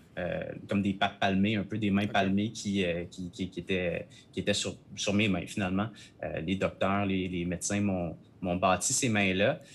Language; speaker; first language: French; native; French